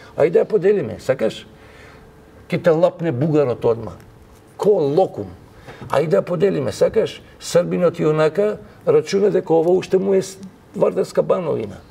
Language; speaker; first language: Macedonian; non-native, local second language; Albanian